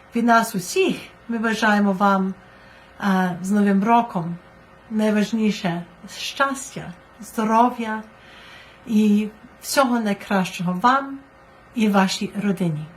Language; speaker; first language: Ukrainian; early bilingual, heritage; Ukrainian